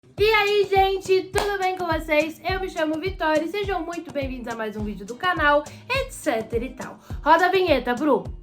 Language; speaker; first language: Portuguese; native; Portuguese